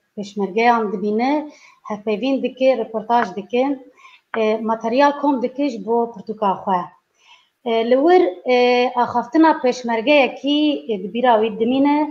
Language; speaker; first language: Kurdish; native; Kurdish